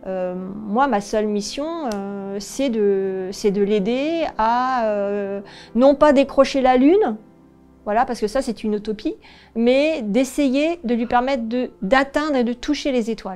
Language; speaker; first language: French; native; French